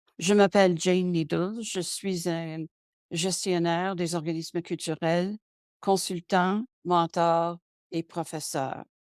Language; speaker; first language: French; non-native, local second language; English